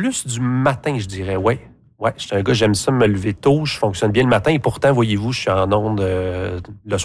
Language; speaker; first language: French; native; French